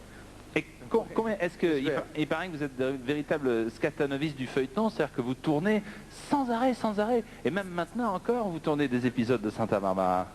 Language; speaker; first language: French; native; French